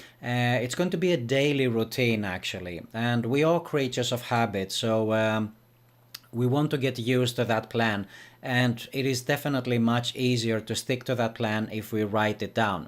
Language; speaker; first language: English; non-native, fluent; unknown